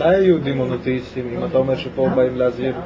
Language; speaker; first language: Hebrew; native; Hebrew